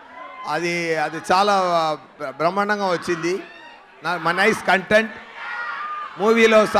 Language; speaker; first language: Telugu; non-native, learner; Tamil